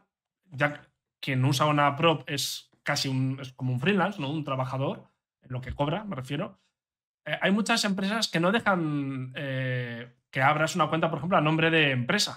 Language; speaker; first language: Spanish; native; Spanish